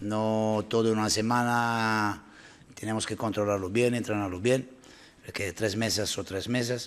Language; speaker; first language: Spanish; non-native, learner; Italian